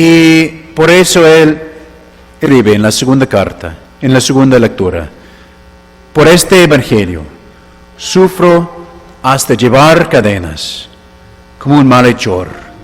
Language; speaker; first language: Spanish; non-native, fluent; English